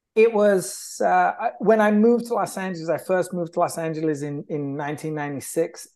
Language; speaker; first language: English; native; English